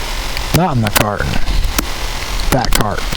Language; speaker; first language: English; native; English